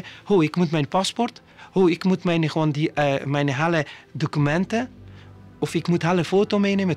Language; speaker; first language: Dutch; non-native, learner; Persian